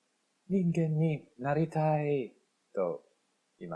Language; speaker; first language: Japanese; non-native, learner; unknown